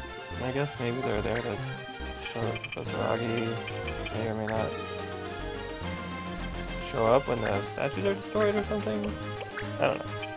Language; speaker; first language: English; native; English